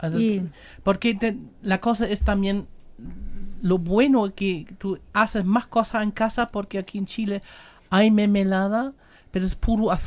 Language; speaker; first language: Spanish; non-native, fluent; German